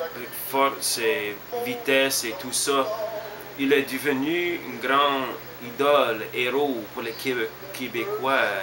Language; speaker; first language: French; non-native, learner; English